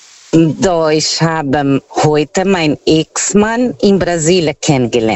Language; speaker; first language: German; non-native, fluent; Portuguese